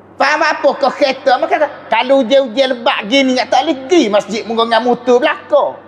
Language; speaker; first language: Malay; native; Malay